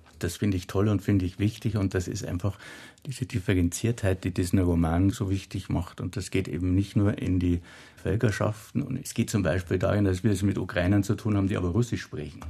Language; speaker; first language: German; native; German